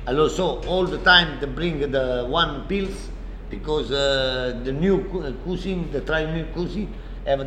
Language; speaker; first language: English; non-native, learner; Italian